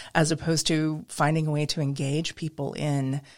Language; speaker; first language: English; native; English